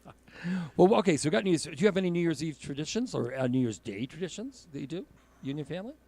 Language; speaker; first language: English; native; English